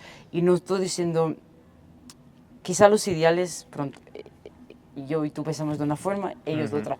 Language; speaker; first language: Spanish; non-native, fluent; Portuguese